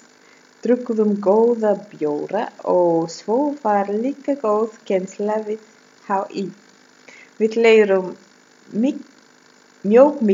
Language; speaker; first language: Icelandic; non-native, learner; German